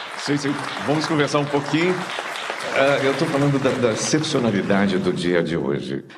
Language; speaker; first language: Portuguese; native; Portuguese